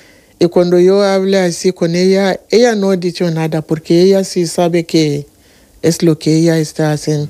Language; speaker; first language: Spanish; non-native, learner; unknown